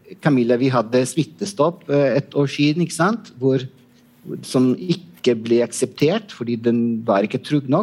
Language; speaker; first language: Norwegian; non-native, fluent; Italian